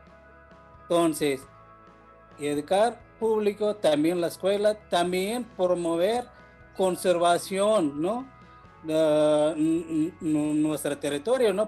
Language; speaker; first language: Spanish; non-native, fluent; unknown